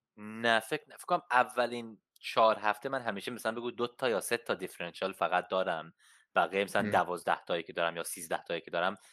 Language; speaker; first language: Persian; early bilingual, heritage; Persian